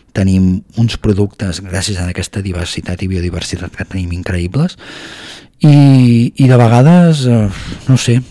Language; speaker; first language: Catalan; native; Catalan